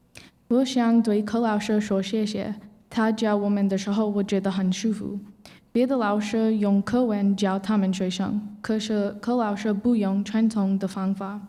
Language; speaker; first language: Chinese; non-native, learner; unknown